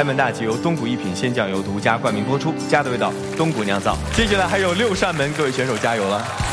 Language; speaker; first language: Chinese; native; Chinese